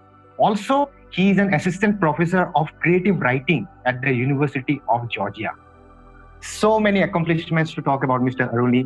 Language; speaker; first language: English; non-native, local second language; Assamese